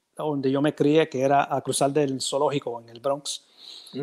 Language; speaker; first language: Spanish; early bilingual, heritage; Spanish